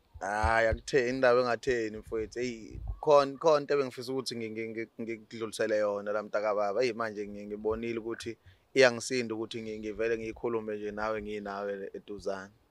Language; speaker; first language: Zulu; native; Zulu